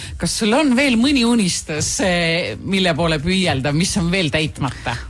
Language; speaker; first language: Estonian; native; Estonian